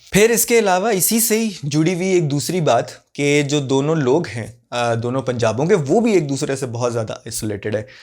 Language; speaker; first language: Urdu; non-native, local second language; Punjabi